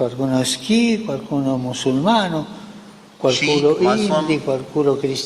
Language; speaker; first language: Italian; early bilingual, heritage; Spanish